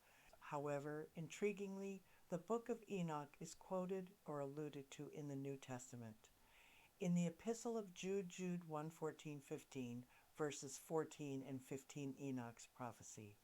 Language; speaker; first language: English; native; English